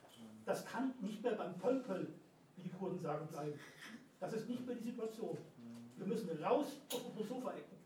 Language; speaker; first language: German; native; German